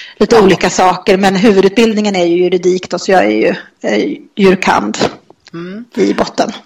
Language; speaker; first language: Swedish; native; Swedish